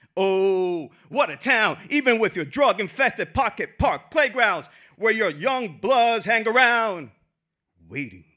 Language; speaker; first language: English; native; English